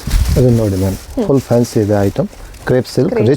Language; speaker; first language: Kannada; non-native, local second language; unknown